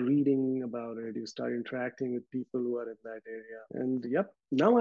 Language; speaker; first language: English; non-native, local second language; Urdu